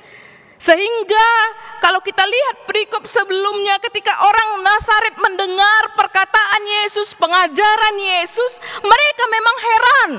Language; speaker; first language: Indonesian; native; Indonesian